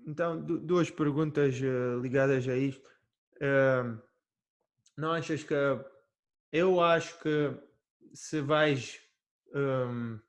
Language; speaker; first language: Portuguese; early bilingual, heritage; Portuguese